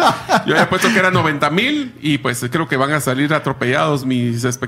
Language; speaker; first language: Spanish; native; Spanish